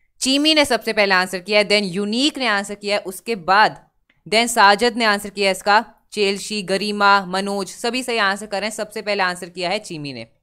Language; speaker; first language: Hindi; native; Hindi